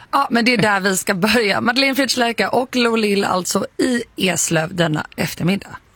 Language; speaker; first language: Swedish; native; Swedish